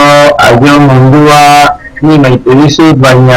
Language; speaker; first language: Basque; non-native, local second language; Spanish